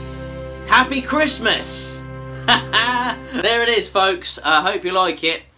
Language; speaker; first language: English; native; English